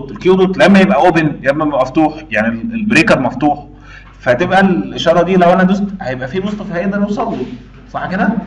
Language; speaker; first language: Arabic; native; Arabic